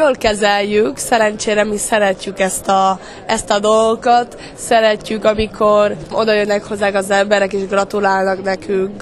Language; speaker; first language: Hungarian; early bilingual, heritage; Hungarian